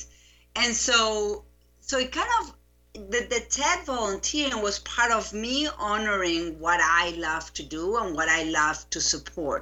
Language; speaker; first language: English; non-native, fluent; Spanish